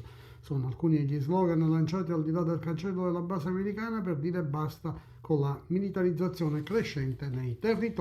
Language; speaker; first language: Italian; native; Italian